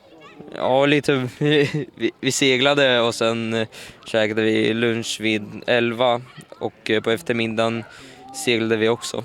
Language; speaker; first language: Swedish; early bilingual, other home language; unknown